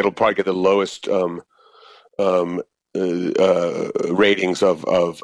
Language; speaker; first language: English; native; English